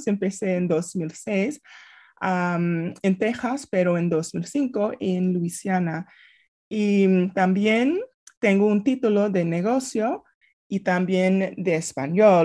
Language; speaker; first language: Spanish; non-native, fluent; English